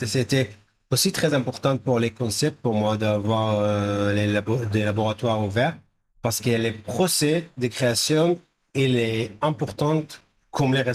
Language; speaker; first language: French; non-native, fluent; Hebrew